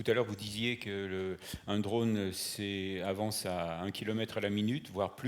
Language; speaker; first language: French; native; French